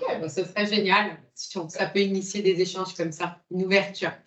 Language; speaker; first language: French; native; French